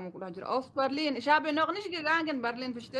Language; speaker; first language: German; non-native, learner; Somali